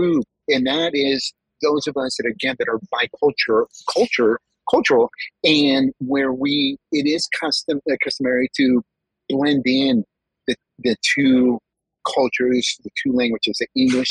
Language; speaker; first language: English; early bilingual, other home language; Spanish